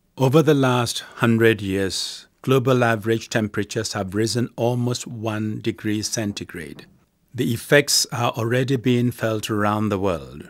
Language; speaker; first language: English; non-native, local second language; Akan